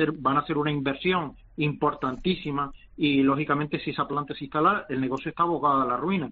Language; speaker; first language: Spanish; native; Spanish